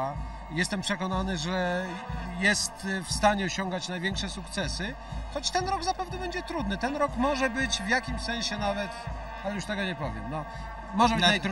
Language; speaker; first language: Polish; native; Polish